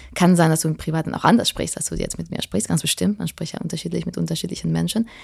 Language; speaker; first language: German; non-native, fluent; Spanish